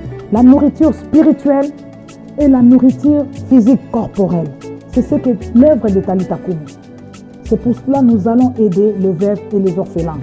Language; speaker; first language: French; non-native, local second language; Lingala